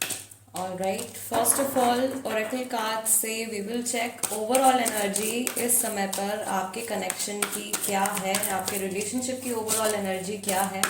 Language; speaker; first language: Hindi; native; Hindi